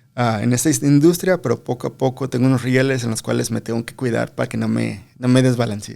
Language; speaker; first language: Spanish; early bilingual, other home language; English